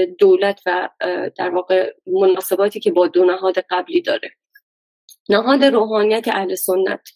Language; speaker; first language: Persian; non-native, local second language; Baluchi